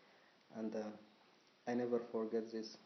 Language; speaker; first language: English; non-native, learner; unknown